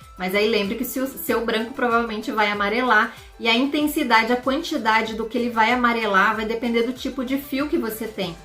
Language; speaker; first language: Portuguese; native; Portuguese